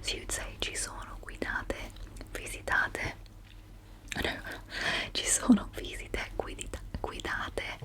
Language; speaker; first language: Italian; early bilingual, heritage; English